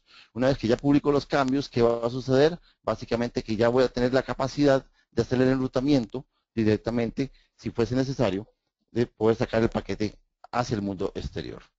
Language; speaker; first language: Spanish; native; Spanish